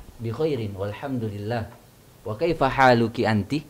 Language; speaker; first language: Arabic; non-native, learner; Indonesian